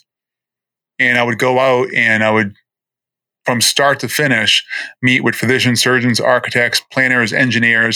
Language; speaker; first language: English; native; English